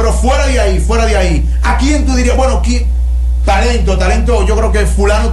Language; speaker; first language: Spanish; native; Spanish